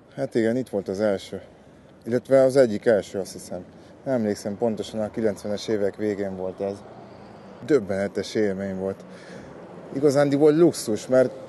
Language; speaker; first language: Hungarian; early bilingual, other home language; Spanish